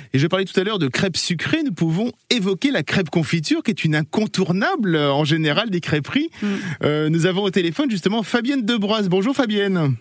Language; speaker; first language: French; native; French